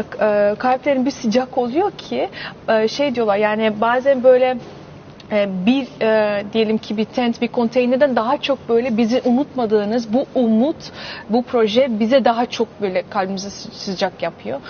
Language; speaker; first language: Turkish; early bilingual, heritage; Turkish